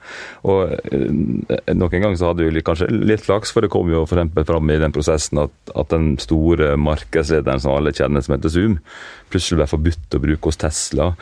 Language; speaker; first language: Norwegian; native; Norwegian